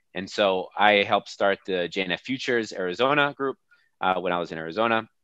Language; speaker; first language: English; native; English